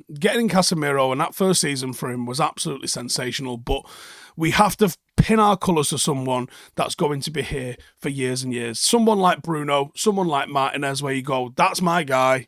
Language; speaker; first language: English; native; English